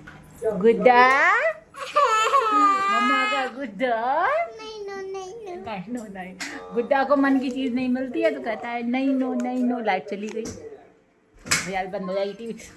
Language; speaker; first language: Hindi; native; Hindi